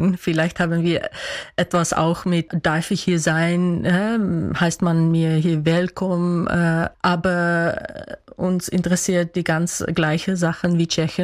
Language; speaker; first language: German; non-native, fluent; Dutch